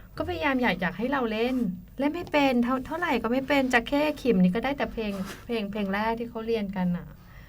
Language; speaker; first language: Thai; native; Thai